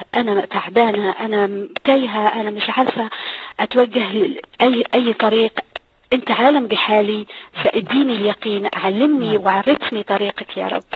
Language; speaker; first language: Arabic; native; Arabic